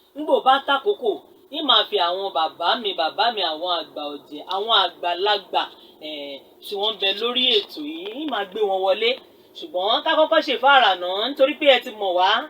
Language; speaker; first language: Yoruba; native; Yoruba